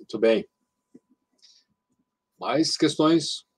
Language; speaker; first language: Spanish; non-native, fluent; Portuguese